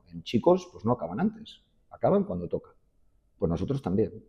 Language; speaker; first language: Spanish; native; Spanish